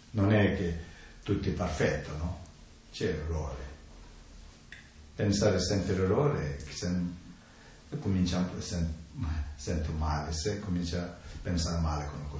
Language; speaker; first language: Italian; non-native, learner; Tibetan